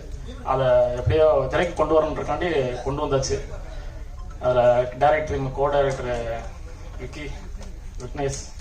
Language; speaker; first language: Tamil; native; Tamil